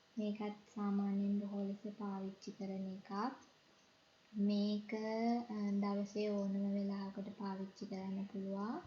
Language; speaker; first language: Sinhala; native; Sinhala